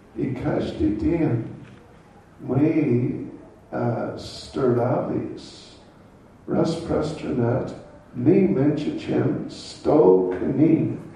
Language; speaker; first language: Russian; non-native, learner; English